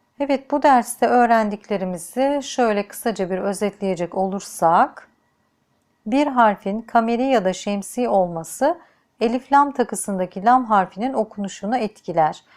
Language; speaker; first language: Turkish; native; Turkish